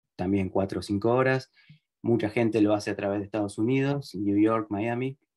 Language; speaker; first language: Spanish; native; Spanish